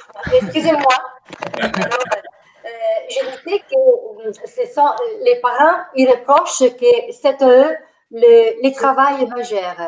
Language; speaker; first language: French; non-native, fluent; Spanish